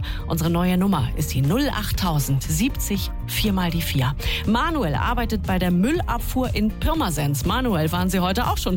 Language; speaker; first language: German; native; German